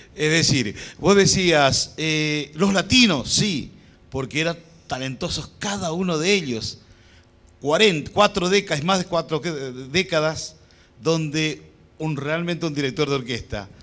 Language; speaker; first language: Spanish; native; Spanish